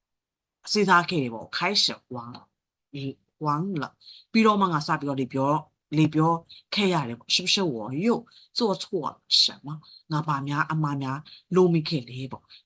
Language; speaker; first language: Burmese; native; Burmese